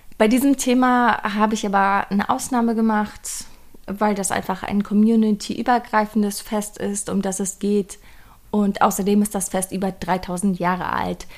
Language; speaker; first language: German; early bilingual, other home language; Persian